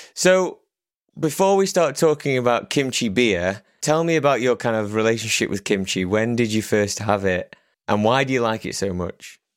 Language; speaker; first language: English; native; English